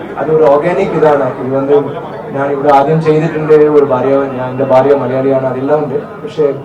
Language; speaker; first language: Malayalam; non-native, learner; Tamil